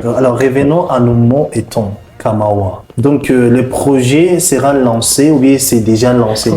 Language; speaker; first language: French; non-native, local second language; Swahili